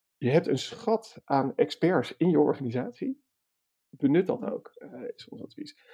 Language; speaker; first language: Dutch; native; Dutch